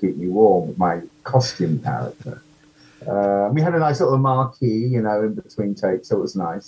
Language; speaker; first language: English; native; English